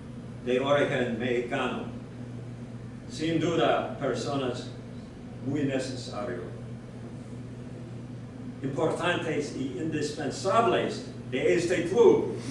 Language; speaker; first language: Spanish; non-native, learner; English